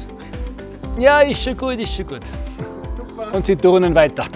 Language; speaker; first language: German; native; German